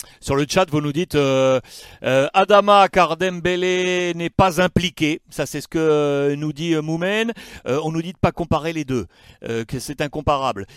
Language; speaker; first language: French; native; French